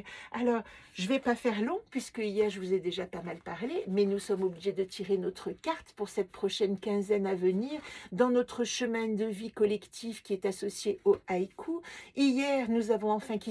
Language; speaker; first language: French; native; French